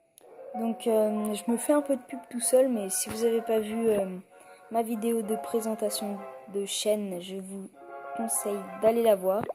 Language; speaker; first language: French; native; French